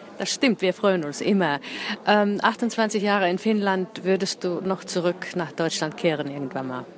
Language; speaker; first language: German; non-native, fluent; Finnish